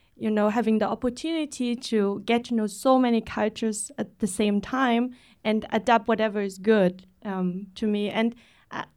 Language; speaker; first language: English; early bilingual, other home language; Vietnamese